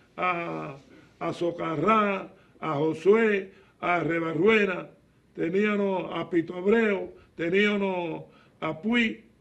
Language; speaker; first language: Spanish; native; Spanish